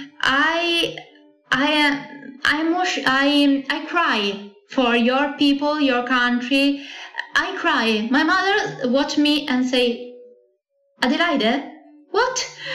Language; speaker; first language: English; non-native, learner; Italian